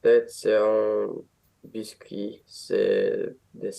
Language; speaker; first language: French; non-native, learner; Romanian